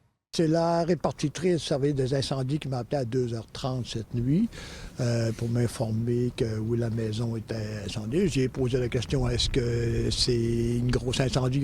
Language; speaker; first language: French; native; French